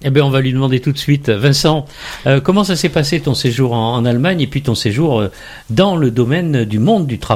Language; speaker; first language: French; native; French